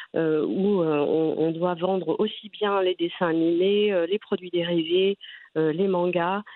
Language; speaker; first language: French; native; French